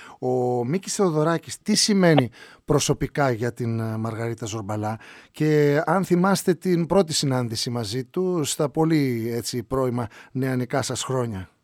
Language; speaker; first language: Greek; native; Greek